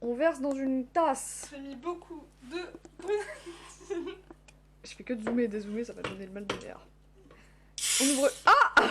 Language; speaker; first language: French; native; French